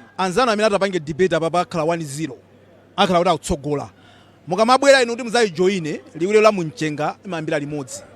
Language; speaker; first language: Nyanja; native; Nyanja